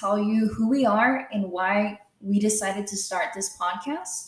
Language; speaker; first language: English; non-native, fluent; Spanish